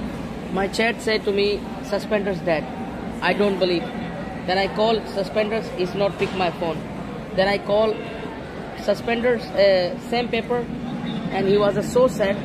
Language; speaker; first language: English; non-native, learner; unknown